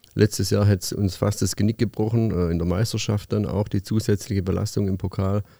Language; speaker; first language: German; native; German